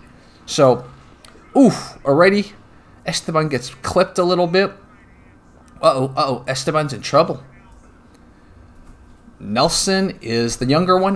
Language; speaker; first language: English; native; English